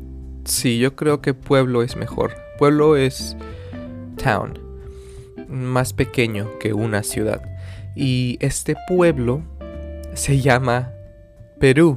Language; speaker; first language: Spanish; early bilingual, other home language; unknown